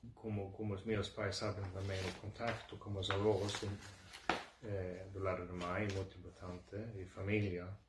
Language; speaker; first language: Portuguese; non-native, fluent; Swedish